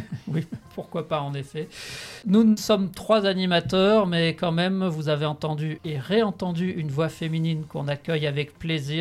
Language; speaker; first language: French; native; French